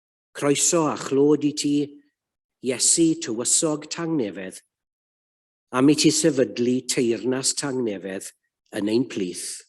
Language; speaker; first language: Welsh; native; Welsh